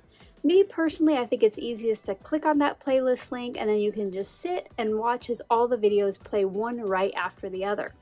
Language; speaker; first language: English; native; English